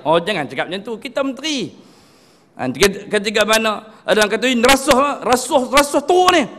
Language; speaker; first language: Malay; native; Malay